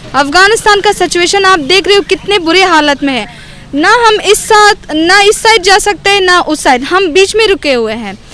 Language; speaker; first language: Hindi; non-native, fluent; Persian